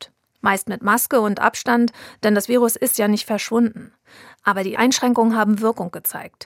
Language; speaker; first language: German; native; German